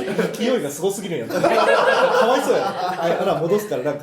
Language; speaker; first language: Japanese; native; Japanese